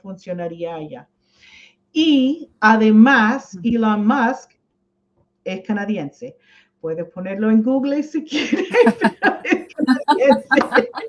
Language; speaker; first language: Spanish; non-native, fluent; English